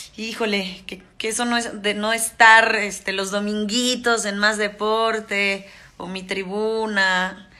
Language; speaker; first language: Spanish; native; Spanish